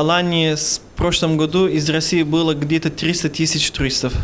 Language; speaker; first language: Russian; non-native, fluent; Turkish